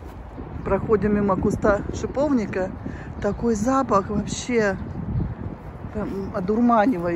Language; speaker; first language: Russian; native; Russian